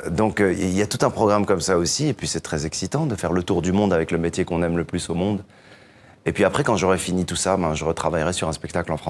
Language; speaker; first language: French; native; French